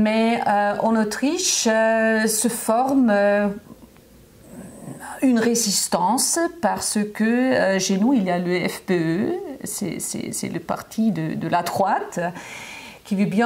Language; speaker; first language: French; non-native, fluent; German